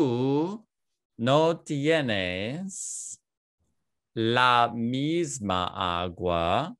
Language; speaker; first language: Spanish; non-native, fluent; English